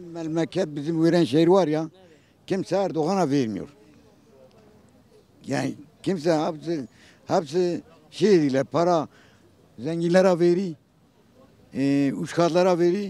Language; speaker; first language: Turkish; non-native, local second language; Kurdish